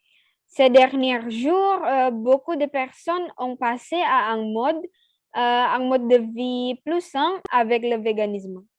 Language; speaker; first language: French; non-native, learner; Indonesian